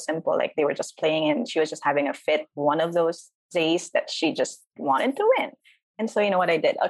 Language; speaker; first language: English; non-native, local second language; Filipino